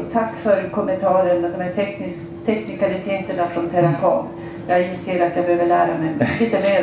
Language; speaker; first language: Swedish; native; Swedish